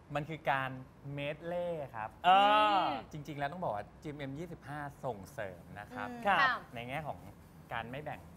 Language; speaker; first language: Thai; native; Thai